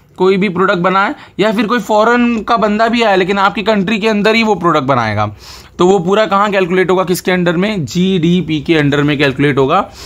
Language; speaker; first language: Hindi; non-native, local second language; Gujarati